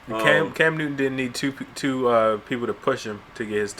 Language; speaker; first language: English; native; English